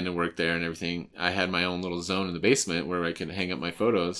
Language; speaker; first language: English; native; English